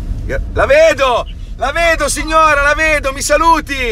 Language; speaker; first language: Italian; native; Italian